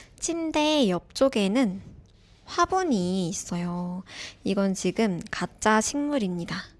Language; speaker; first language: Korean; native; Korean